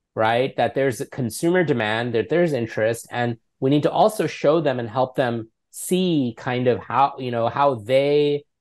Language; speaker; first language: English; native; English